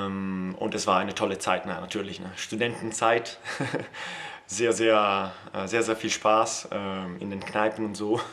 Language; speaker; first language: German; non-native, fluent; Italian